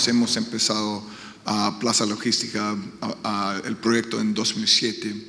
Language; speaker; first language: Spanish; non-native, fluent; English